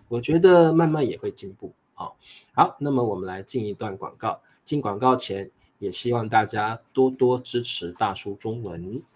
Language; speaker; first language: Chinese; native; Chinese